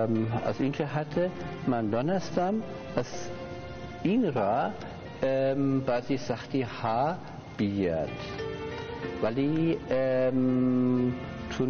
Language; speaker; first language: Persian; non-native, learner; German